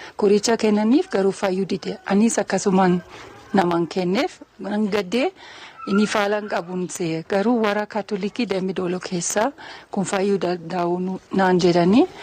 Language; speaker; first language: Oromo; non-native, fluent; German